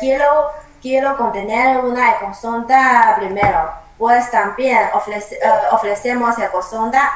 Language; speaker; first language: Spanish; non-native, learner; Chinese